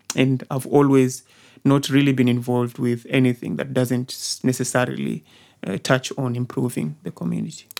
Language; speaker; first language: English; non-native, local second language; Swahili